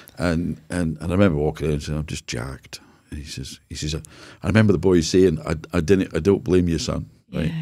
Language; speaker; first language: English; native; English